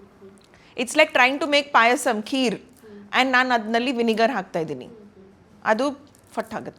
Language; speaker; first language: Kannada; non-native, local second language; Hindi